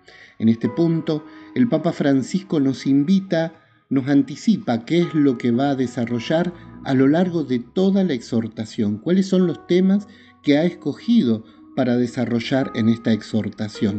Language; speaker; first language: Spanish; native; Spanish